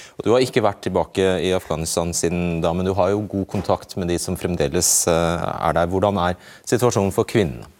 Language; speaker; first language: Norwegian; native; Norwegian